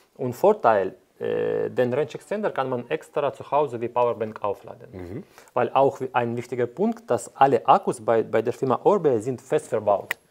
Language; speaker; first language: German; non-native, fluent; Ukrainian